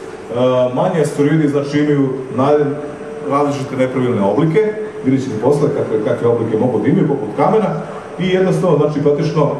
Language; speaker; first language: Serbian; native; Serbian